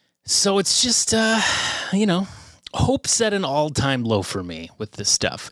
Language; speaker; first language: English; native; English